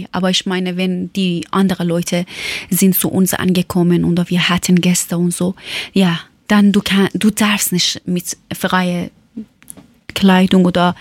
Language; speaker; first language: German; non-native, learner; Persian